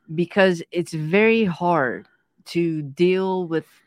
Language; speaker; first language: English; early bilingual, other home language; Persian